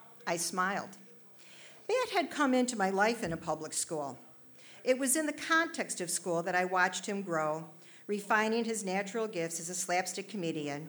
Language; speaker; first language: English; native; English